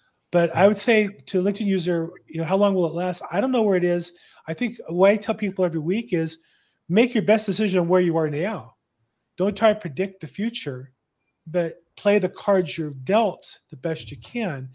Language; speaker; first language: English; native; English